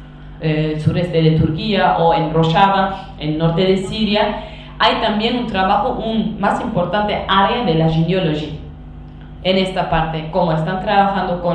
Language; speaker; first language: Spanish; non-native, fluent; Kurdish